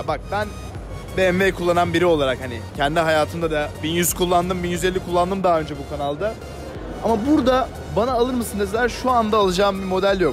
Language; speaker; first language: Turkish; native; Turkish